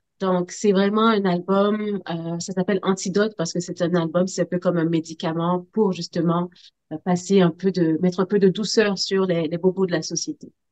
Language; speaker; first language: French; native; French